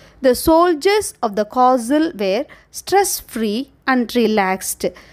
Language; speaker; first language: English; non-native, local second language; Tamil